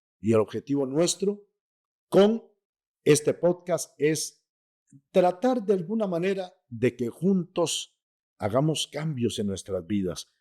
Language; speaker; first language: Spanish; native; Spanish